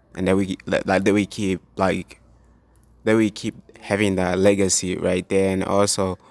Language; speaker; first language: English; non-native, local second language; Swahili